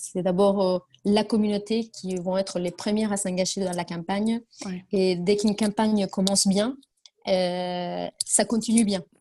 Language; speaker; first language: French; non-native, fluent; Spanish